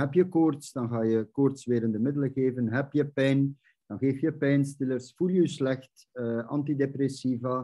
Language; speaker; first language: Dutch; native; Dutch